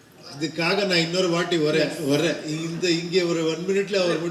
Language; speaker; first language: Tamil; non-native, fluent; Kannada